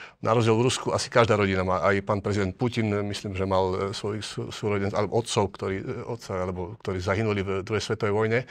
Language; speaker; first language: Slovak; native; Slovak